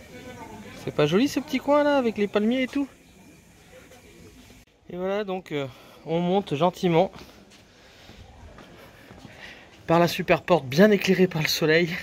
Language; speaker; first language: French; native; French